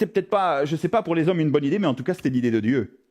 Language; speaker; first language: French; native; French